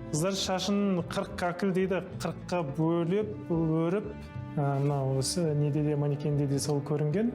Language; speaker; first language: Kazakh; non-native, local second language; Uzbek